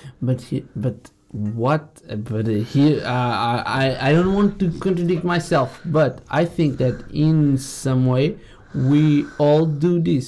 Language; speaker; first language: English; non-native, fluent; Portuguese